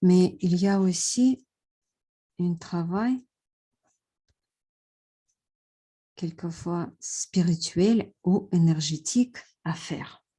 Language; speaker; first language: French; non-native, fluent; Russian